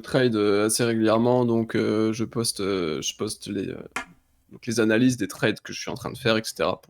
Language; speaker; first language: French; native; French